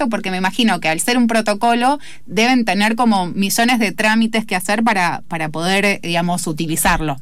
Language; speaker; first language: Spanish; native; Spanish